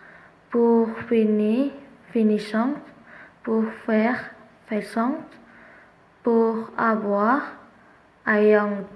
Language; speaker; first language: French; non-native, learner; Indonesian